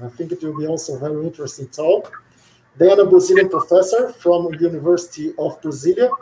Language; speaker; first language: English; non-native, fluent; Portuguese